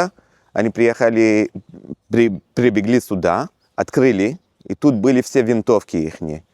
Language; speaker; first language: Russian; early bilingual, heritage; Russian